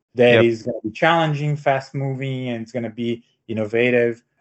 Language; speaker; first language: English; non-native, fluent; Portuguese